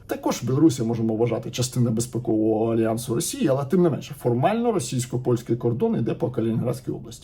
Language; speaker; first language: Ukrainian; native; Ukrainian